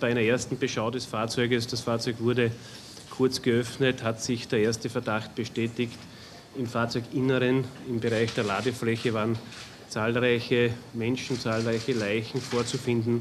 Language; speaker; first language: German; native; German